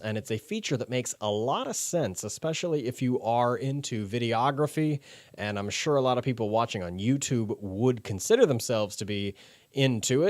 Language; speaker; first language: English; native; English